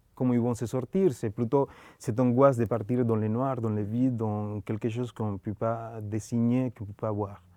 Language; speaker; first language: French; non-native, learner; Spanish